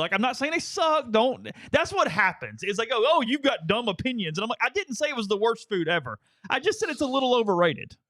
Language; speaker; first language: English; native; English